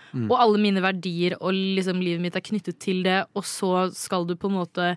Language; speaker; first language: Norwegian; native; Norwegian